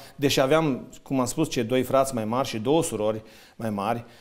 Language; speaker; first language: Romanian; native; Romanian